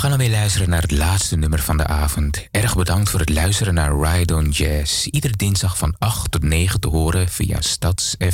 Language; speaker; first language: Dutch; native; Dutch